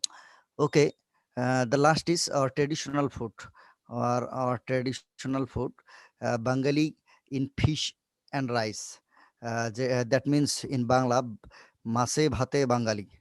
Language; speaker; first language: English; non-native, local second language; Bangla